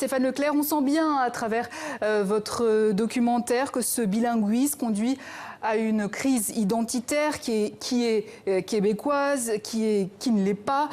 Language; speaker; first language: French; native; French